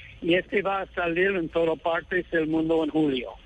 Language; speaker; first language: Spanish; non-native, fluent; English